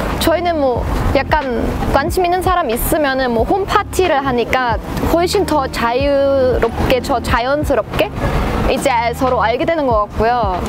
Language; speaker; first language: Korean; non-native, fluent; German